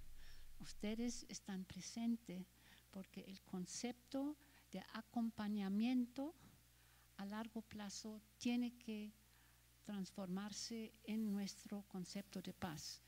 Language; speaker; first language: Spanish; non-native, fluent; German